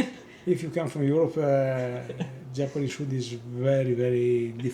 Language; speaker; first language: English; non-native, learner; Italian